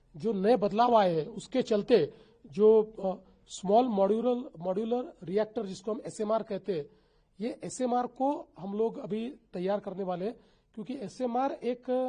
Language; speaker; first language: Hindi; non-native, local second language; Marathi